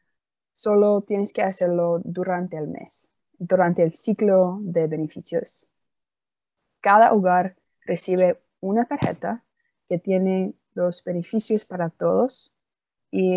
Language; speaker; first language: Spanish; non-native, fluent; English